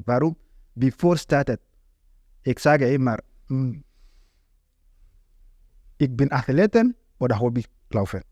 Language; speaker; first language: German; non-native, learner; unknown